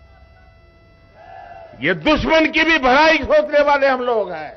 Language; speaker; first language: Hindi; non-native, local second language; Gujarati